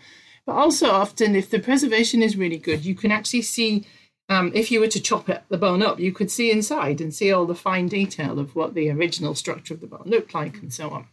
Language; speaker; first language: English; native; English